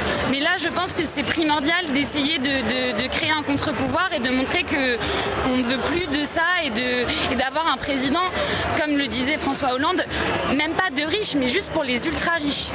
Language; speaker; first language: French; native; French